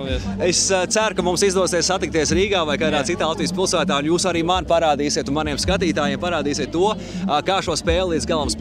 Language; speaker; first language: Latvian; native; Latvian